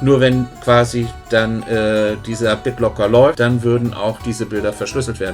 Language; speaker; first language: German; native; German